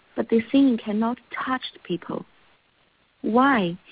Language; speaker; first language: English; non-native, learner; Chinese